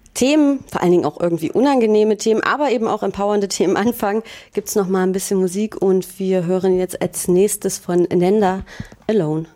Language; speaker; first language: German; native; German